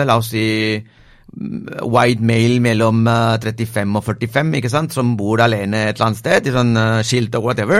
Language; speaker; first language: Norwegian; non-native, fluent; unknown